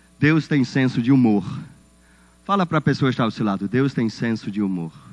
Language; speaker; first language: Portuguese; non-native, fluent; German